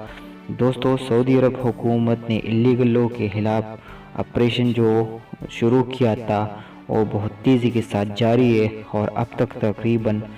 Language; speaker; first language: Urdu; non-native, local second language; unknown